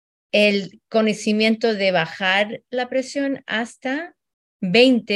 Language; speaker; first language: Spanish; early bilingual, heritage; Spanish